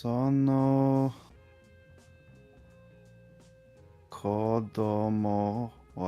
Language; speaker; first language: Japanese; non-native, learner; English